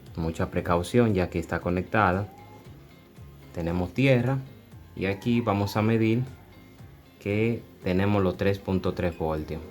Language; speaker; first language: Spanish; native; Spanish